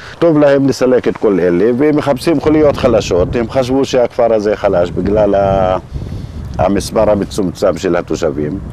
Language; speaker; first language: Hebrew; non-native, local second language; Arabic